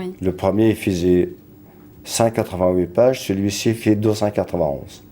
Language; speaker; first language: French; non-native, local second language; Kabyle